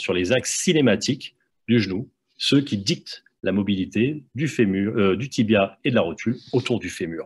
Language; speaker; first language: French; native; French